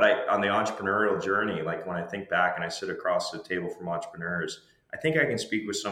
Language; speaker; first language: English; native; English